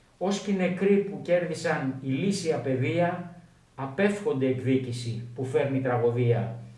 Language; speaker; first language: Greek; native; Greek